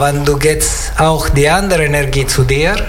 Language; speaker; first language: German; non-native, learner; Italian